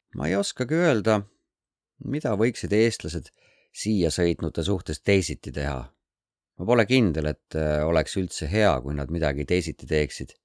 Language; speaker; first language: Estonian; non-native, fluent; Korean